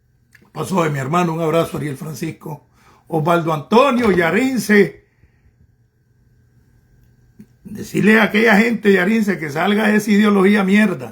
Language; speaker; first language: Spanish; native; Spanish